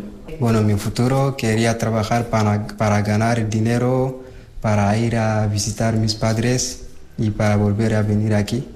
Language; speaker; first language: Spanish; non-native, learner; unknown